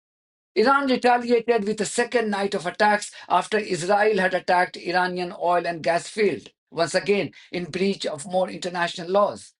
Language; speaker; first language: English; non-native, local second language; Hindi